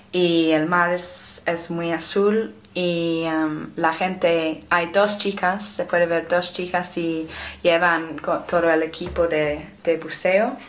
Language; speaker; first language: Spanish; non-native, fluent; English